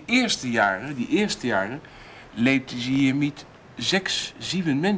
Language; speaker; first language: German; non-native, learner; Dutch